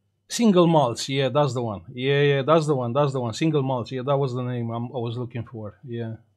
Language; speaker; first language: English; non-native, fluent; Romanian